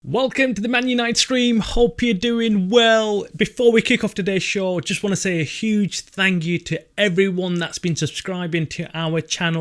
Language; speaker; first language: English; native; English